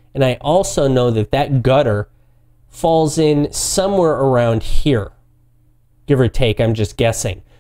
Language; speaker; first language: English; native; English